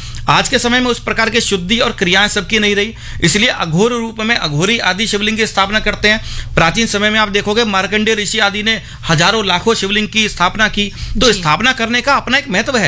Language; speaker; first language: Hindi; native; Hindi